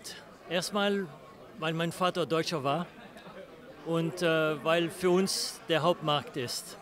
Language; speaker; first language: German; early bilingual, heritage; German